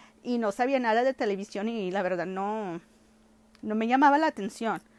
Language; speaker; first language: Spanish; early bilingual, heritage; Spanish